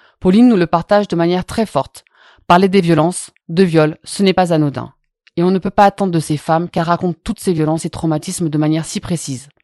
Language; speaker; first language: French; native; French